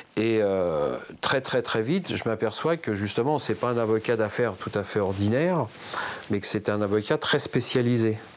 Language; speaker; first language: French; native; French